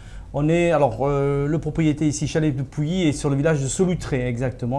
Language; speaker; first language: French; native; French